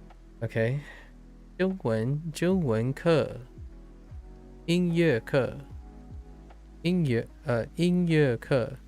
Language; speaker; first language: Chinese; non-native, learner; English